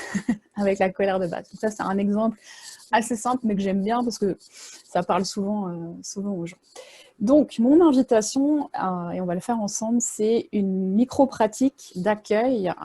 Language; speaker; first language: French; native; French